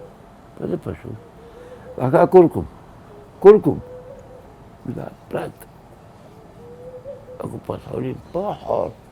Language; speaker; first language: Hebrew; early bilingual, other home language; Arabic